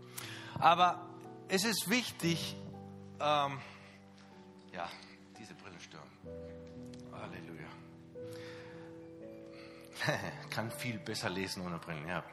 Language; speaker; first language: German; non-native, fluent; Spanish